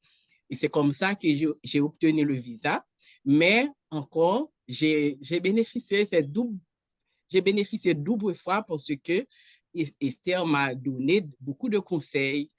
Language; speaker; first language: French; non-native, local second language; Haitian Creole